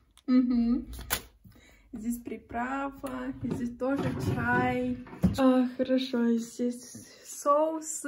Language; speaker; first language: Russian; non-native, learner; Mongolian